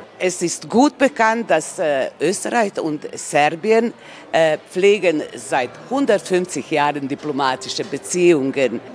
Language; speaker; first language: German; non-native, local second language; Serbian